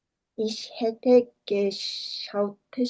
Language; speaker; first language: German; non-native, learner; Korean